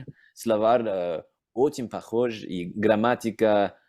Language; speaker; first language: Russian; non-native, learner; English